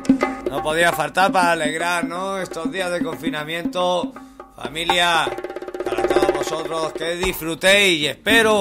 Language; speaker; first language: Spanish; native; Spanish